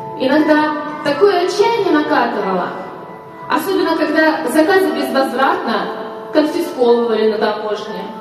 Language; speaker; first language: Russian; native; Russian